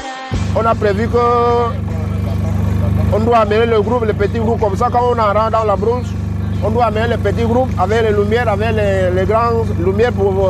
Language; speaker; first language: French; non-native, local second language; Fang